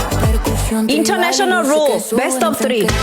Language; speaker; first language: English; non-native, learner; Thai